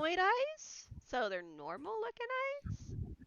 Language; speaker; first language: English; native; English